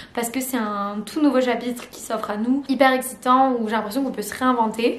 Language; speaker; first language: French; native; French